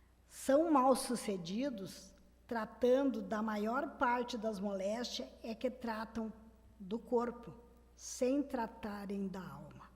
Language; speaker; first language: Portuguese; native; Portuguese